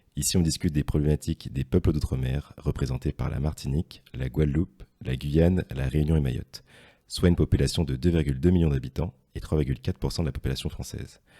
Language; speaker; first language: French; native; French